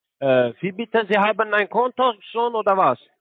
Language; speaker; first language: German; non-native, learner; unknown